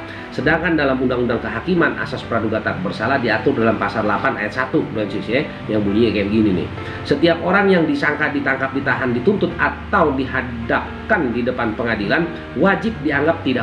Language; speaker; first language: Indonesian; native; Indonesian